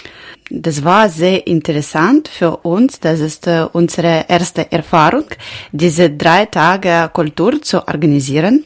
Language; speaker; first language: German; non-native, learner; Ukrainian